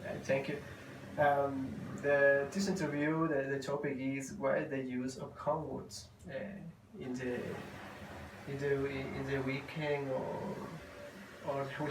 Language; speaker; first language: English; non-native, learner; Spanish